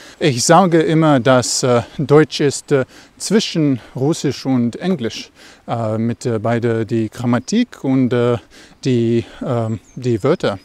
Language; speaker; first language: German; non-native, learner; Russian